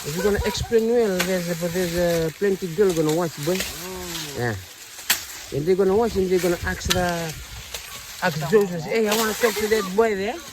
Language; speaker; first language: English; non-native, local second language; Fijian